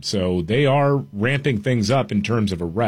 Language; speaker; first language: English; native; English